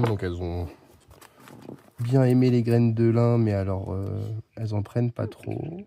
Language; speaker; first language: French; native; French